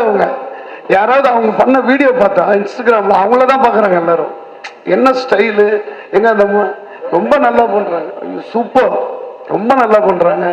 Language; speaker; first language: Tamil; native; Tamil